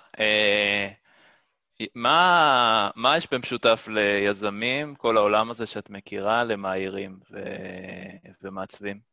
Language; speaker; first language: Hebrew; native; Hebrew